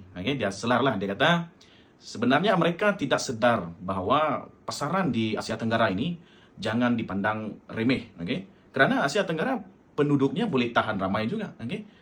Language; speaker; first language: Malay; native; Malay